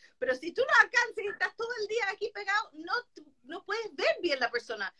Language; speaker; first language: Spanish; non-native, fluent; English